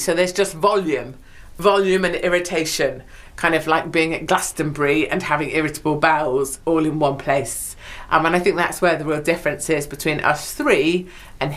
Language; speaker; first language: English; native; English